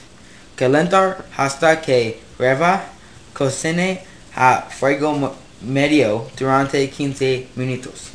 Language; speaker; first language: Spanish; non-native, learner; English